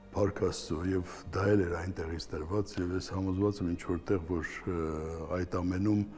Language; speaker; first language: Armenian; native; Armenian